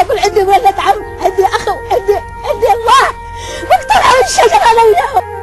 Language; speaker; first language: Arabic; native; Arabic